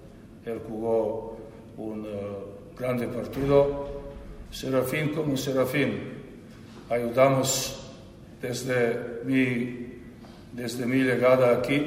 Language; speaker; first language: Spanish; non-native, learner; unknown